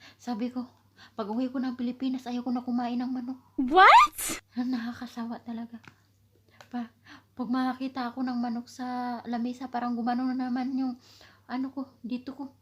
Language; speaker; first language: Filipino; non-native, local second language; Cebuano